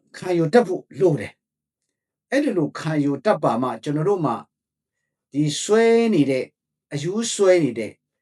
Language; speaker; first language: Burmese; non-native, local second language; Hakha Chin